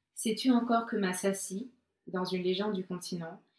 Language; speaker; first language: French; native; French